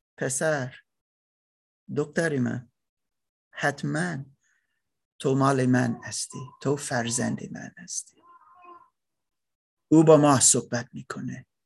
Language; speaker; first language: Persian; non-native, learner; German